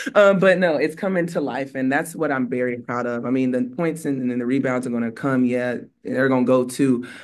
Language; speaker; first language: English; native; English